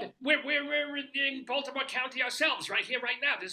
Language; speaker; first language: English; native; English